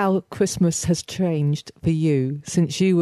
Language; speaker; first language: English; native; English